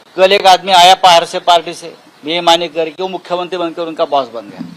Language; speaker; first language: Hindi; non-native, local second language; Marathi